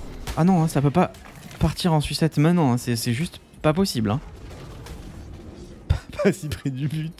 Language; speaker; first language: French; native; French